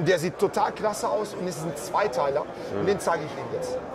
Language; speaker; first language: German; native; German